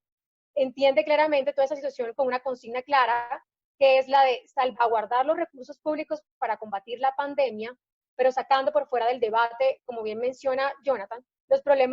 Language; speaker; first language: Spanish; native; Spanish